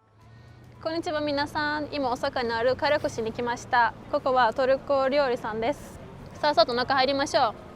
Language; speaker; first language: Japanese; non-native, fluent; Turkish